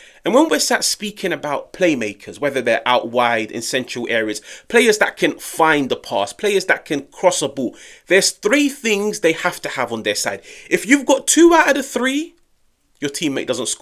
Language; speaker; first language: English; native; English